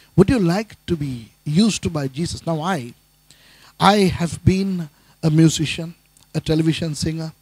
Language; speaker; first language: English; non-native, local second language; Tamil